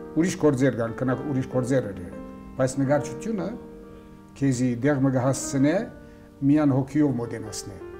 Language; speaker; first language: Armenian; early bilingual, heritage; Armenian